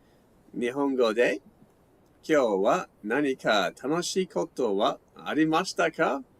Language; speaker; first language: Japanese; non-native, learner; English